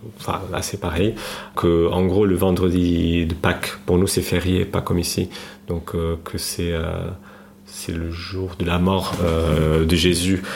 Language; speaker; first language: French; non-native, fluent; Portuguese